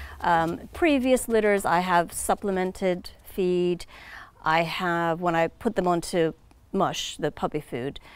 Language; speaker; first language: English; native; English